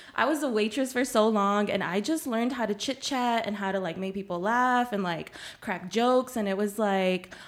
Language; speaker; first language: English; early bilingual, other home language; Spanish